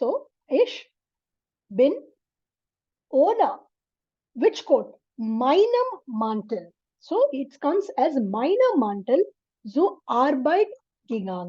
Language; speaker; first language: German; non-native, learner; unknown